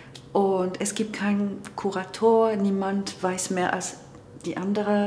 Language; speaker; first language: German; non-native, fluent; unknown